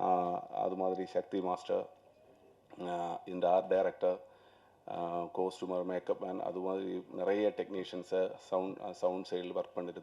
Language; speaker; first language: Tamil; non-native, learner; Malayalam